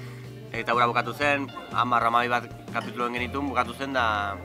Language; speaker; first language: Basque; native; Basque